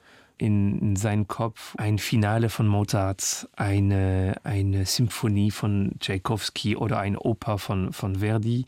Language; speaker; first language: German; non-native, learner; French